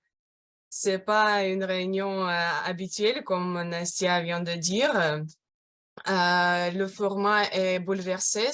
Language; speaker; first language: French; non-native, fluent; Russian